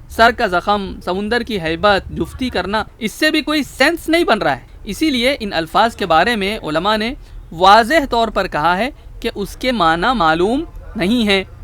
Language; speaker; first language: Urdu; native; Urdu